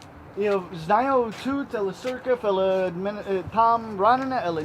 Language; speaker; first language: Russian; non-native, learner; English